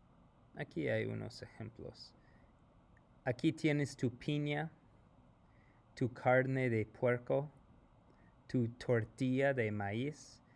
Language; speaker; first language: Spanish; non-native, fluent; English